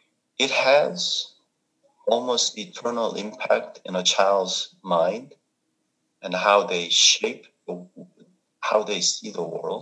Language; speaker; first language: English; non-native, fluent; Korean